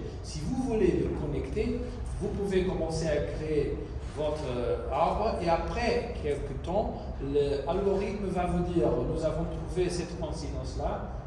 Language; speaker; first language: French; non-native, fluent; Italian